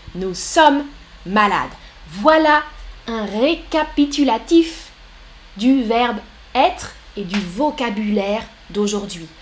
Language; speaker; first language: French; native; French